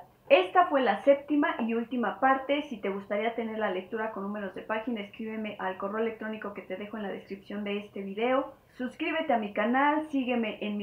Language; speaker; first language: Spanish; native; Spanish